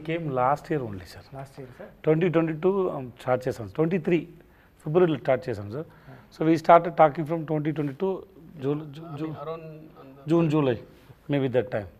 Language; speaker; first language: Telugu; non-native, learner; Tamil